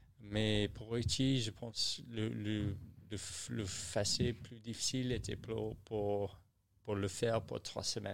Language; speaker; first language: French; non-native, learner; English